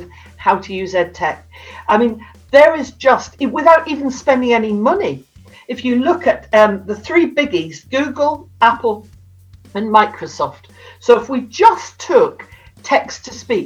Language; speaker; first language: English; native; English